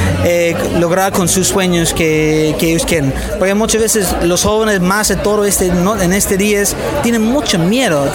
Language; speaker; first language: Spanish; non-native, fluent; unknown